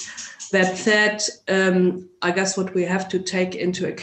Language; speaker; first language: English; non-native, fluent; German